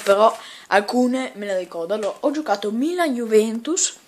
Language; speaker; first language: Italian; native; Italian